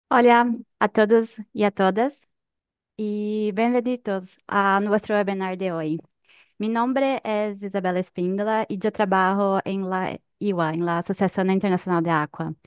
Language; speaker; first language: Spanish; non-native, fluent; Portuguese